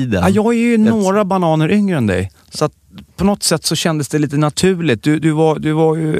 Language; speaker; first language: Swedish; native; Swedish